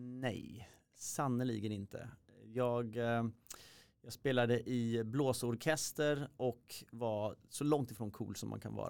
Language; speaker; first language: Swedish; native; Swedish